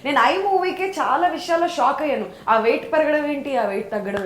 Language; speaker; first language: Telugu; native; Telugu